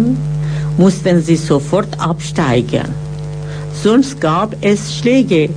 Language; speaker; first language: German; non-native, fluent; Persian